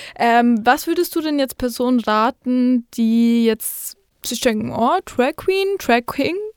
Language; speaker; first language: German; native; German